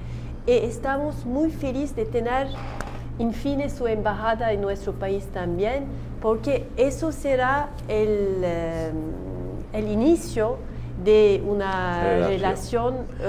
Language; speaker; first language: Spanish; non-native, learner; Turkish